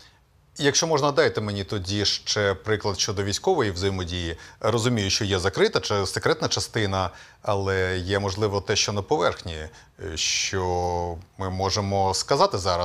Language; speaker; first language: Ukrainian; native; Ukrainian